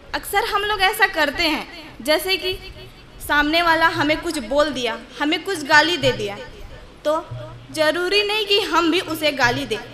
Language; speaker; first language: Hindi; native; Hindi